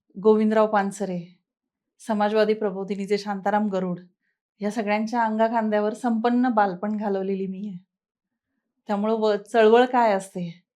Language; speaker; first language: Marathi; native; Marathi